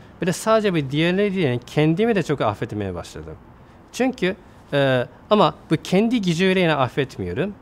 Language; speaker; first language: Turkish; non-native, fluent; Japanese